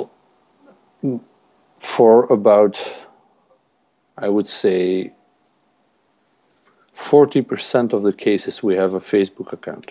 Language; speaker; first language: English; non-native, fluent; Dutch